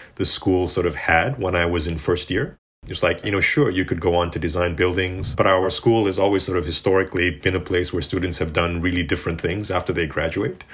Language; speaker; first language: English; native; English